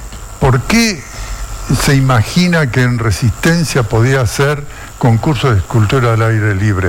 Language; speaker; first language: Spanish; native; Spanish